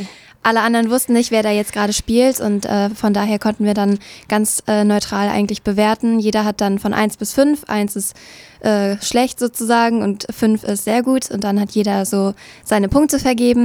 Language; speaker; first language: German; native; German